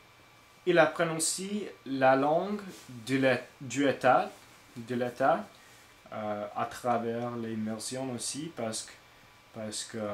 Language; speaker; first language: French; non-native, learner; English